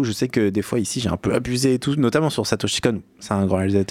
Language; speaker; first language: French; native; French